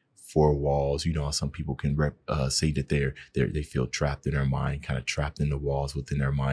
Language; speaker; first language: English; native; English